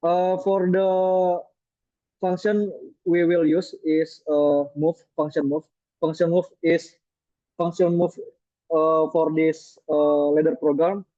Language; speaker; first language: English; non-native, learner; Indonesian